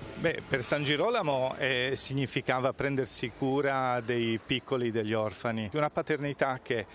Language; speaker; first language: Italian; native; Italian